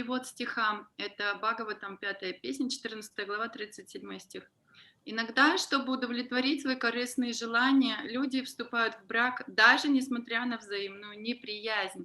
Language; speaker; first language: Russian; native; Russian